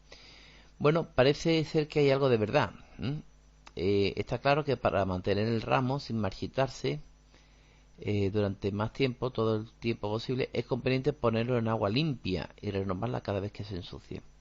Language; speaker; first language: Spanish; native; Spanish